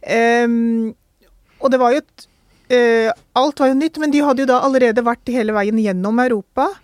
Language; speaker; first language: Norwegian; early bilingual, other home language; Urdu